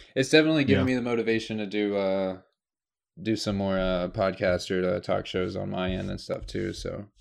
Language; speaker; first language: English; native; English